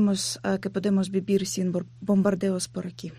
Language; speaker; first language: Spanish; non-native, learner; Ukrainian